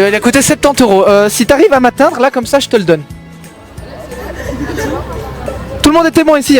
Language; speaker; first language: French; native; French